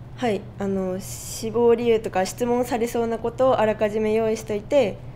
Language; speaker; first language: Japanese; native; Japanese